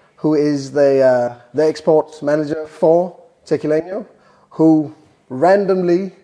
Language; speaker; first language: English; non-native, fluent; Danish